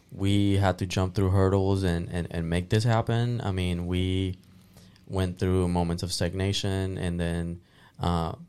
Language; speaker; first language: English; early bilingual, other home language; Spanish